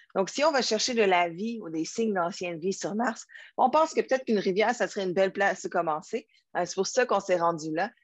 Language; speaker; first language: French; native; French